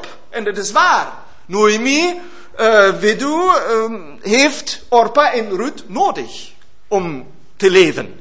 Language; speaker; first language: Dutch; non-native, learner; German